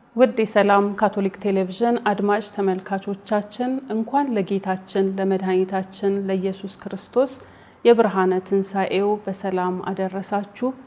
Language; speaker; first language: Amharic; native; Amharic